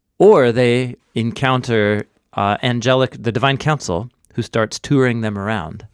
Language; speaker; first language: English; native; English